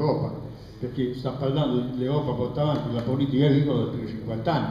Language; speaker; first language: Italian; native; Italian